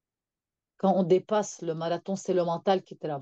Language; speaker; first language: French; non-native, local second language; Arabic